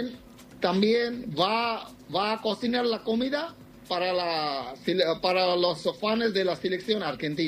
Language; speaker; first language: Spanish; non-native, fluent; Bangla